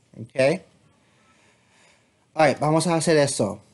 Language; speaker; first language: Spanish; non-native, fluent; English